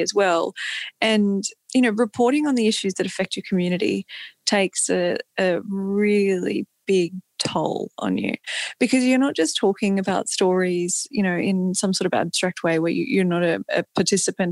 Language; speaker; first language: English; native; English